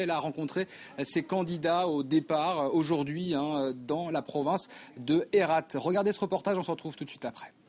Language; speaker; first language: French; native; French